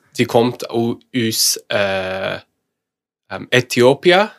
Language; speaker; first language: German; non-native, learner; English